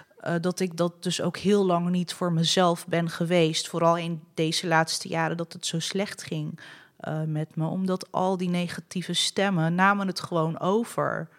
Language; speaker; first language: Dutch; early bilingual, other home language; Arabic